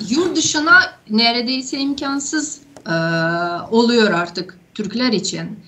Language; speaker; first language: Turkish; non-native, fluent; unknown